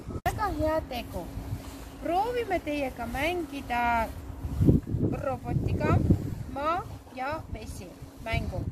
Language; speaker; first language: Estonian; non-native, local second language; Russian